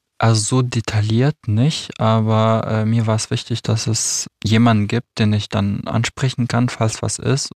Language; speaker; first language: German; non-native, fluent; Arabic